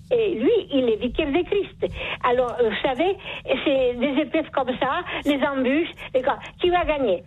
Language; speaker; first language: French; non-native, fluent; Polish